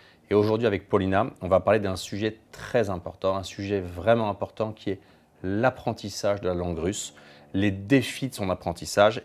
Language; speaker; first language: French; native; French